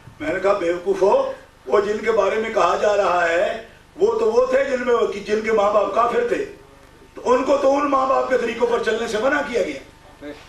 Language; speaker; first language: Urdu; non-native, local second language; Punjabi